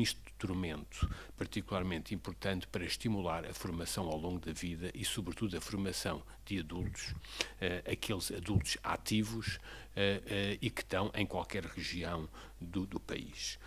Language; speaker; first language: Portuguese; native; Portuguese